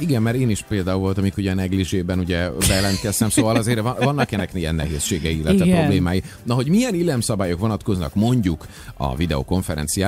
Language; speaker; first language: Hungarian; native; Hungarian